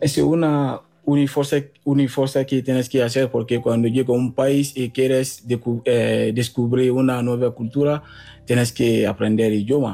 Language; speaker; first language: Spanish; non-native, fluent; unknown